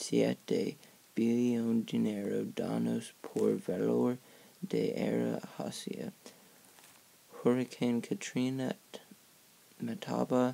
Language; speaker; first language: Spanish; non-native, learner; English